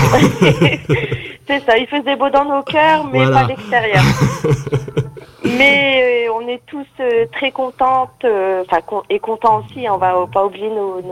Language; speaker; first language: French; native; French